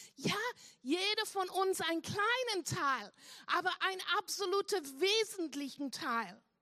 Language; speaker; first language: German; non-native, fluent; English